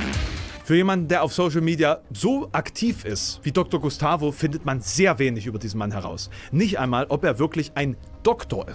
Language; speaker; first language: German; native; German